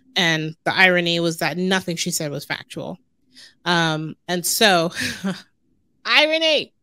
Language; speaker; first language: English; native; English